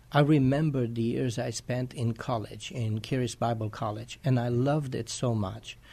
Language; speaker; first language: English; non-native, fluent; Romanian